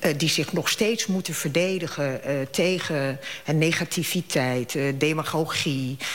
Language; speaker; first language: Dutch; early bilingual, other home language; Arabic